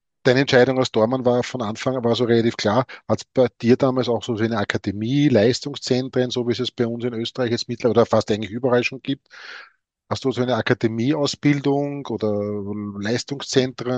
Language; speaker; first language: German; native; German